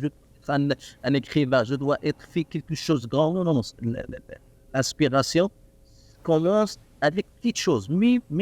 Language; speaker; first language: French; non-native, learner; Arabic